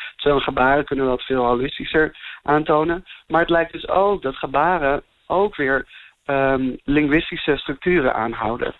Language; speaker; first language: Dutch; native; Dutch